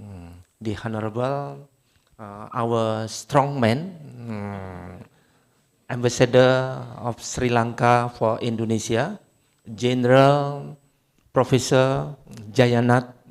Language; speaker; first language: English; non-native, learner; Indonesian